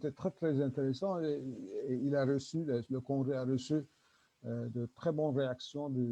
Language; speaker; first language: French; non-native, learner; Turkish